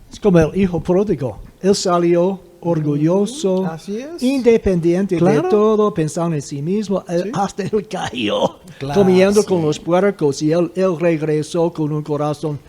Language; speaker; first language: Spanish; non-native, fluent; English